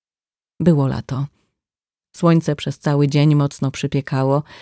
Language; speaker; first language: Polish; native; Polish